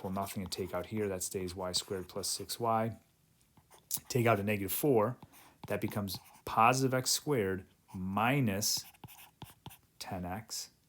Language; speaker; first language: English; native; English